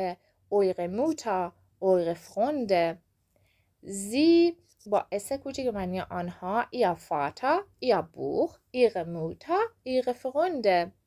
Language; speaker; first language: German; non-native, fluent; Persian